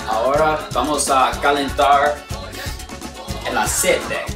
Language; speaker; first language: Spanish; non-native, learner; English